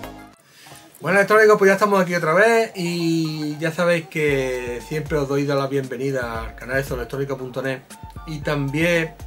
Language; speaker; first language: Spanish; native; Spanish